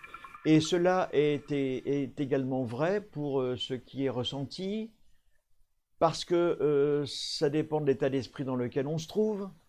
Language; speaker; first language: French; native; French